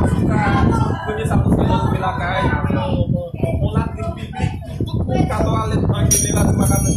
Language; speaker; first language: Portuguese; non-native, learner; Haitian Creole